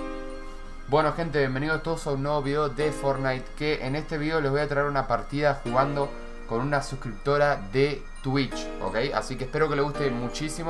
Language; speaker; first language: Spanish; native; Spanish